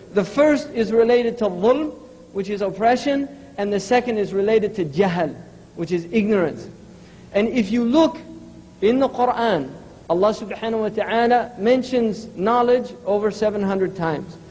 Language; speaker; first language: English; native; English